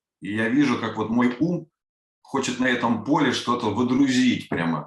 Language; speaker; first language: Russian; native; Russian